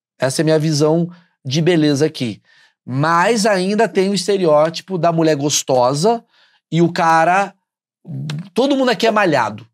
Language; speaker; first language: Portuguese; native; Portuguese